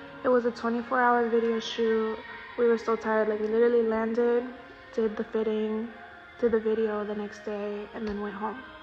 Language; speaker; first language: English; early bilingual, other home language; Spanish